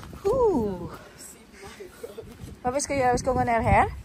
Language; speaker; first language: Swedish; non-native, learner; Filipino